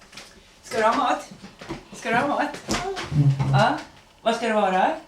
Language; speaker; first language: Swedish; early bilingual, other home language; Estonian